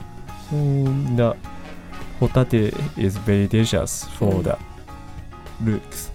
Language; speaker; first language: English; non-native, learner; Japanese